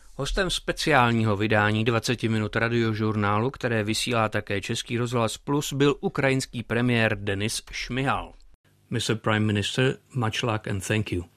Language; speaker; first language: Czech; native; Czech